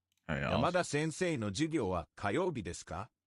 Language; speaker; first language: Japanese; non-native, learner; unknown